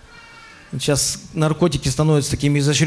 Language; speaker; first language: Russian; native; Russian